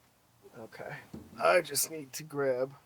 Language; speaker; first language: English; native; English